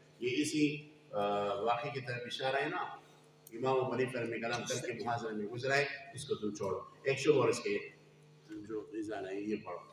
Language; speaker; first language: Urdu; non-native, local second language; Pashto